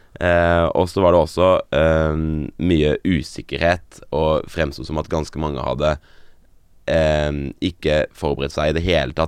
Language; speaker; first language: Norwegian; native; Norwegian